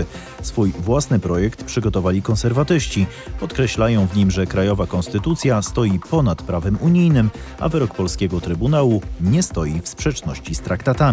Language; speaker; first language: Polish; native; Polish